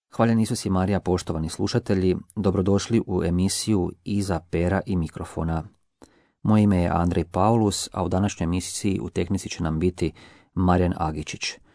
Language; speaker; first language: Croatian; native; Croatian